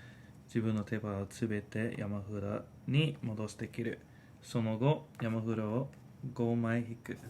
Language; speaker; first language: Japanese; non-native, fluent; English